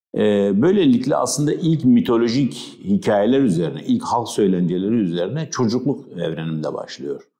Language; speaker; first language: Turkish; non-native, local second language; Kurdish